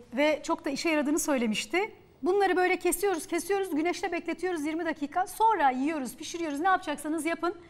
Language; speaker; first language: Turkish; native; Turkish